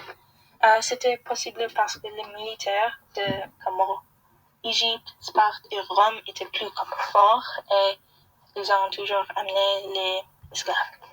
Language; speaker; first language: French; non-native, learner; English